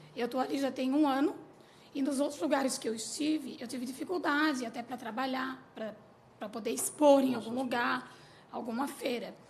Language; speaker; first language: Portuguese; native; Portuguese